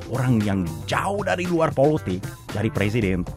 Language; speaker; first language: Indonesian; non-native, fluent; English